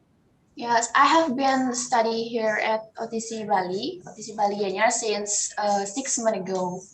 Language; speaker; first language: English; non-native, learner; Indonesian